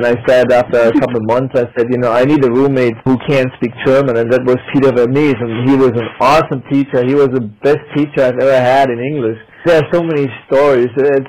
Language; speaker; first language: English; non-native, fluent; German